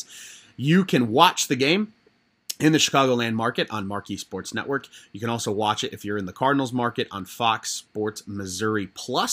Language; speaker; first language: English; native; English